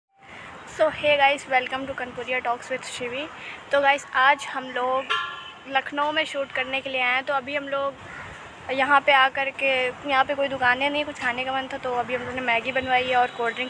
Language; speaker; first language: Hindi; native; Hindi